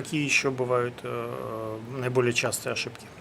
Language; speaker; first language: Russian; native; Russian